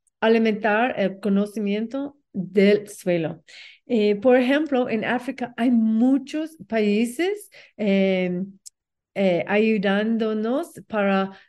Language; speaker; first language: Spanish; non-native, learner; English